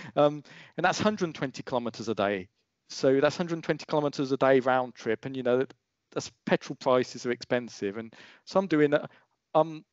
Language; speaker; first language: English; native; English